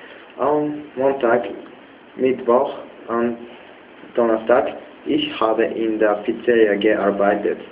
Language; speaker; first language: German; non-native, learner; Japanese